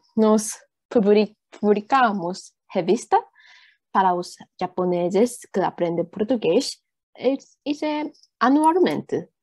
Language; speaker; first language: Portuguese; non-native, learner; Japanese